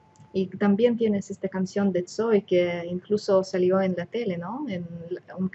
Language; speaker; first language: Spanish; non-native, fluent; Russian